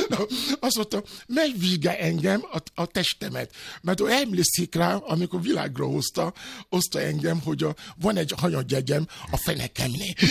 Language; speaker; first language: Hungarian; non-native, fluent; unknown